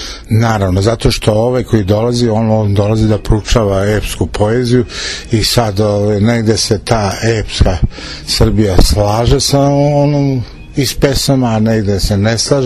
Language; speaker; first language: Serbian; native; Serbian